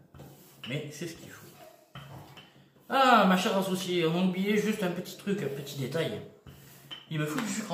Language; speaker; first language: French; native; French